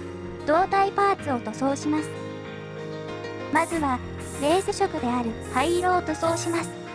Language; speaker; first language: Japanese; native; Japanese